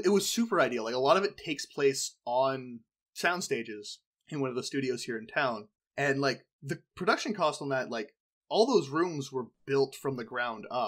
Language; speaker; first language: English; native; English